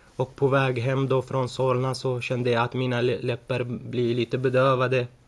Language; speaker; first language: Swedish; early bilingual, other home language; Arabic